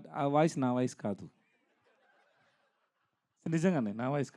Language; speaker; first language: Telugu; non-native, learner; Tamil